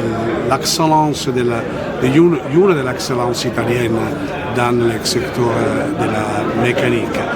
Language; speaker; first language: French; non-native, fluent; Italian